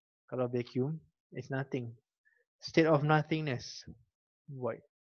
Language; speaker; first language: English; non-native, local second language; Malay